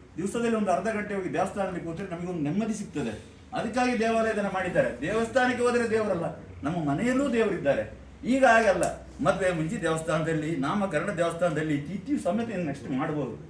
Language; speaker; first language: Kannada; non-native, local second language; Kodava